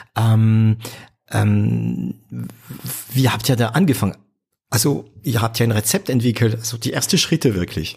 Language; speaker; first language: German; non-native, fluent; French